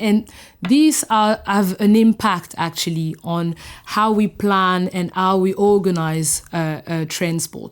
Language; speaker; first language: English; non-native, fluent; French